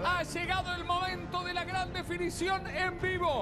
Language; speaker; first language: Spanish; native; Spanish